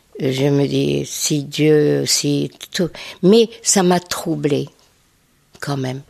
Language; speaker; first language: French; non-native, fluent; Hungarian